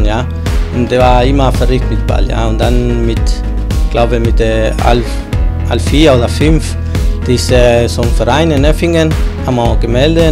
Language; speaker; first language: German; non-native, learner; Spanish